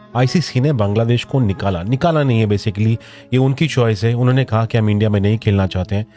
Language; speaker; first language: Hindi; non-native, local second language; Marathi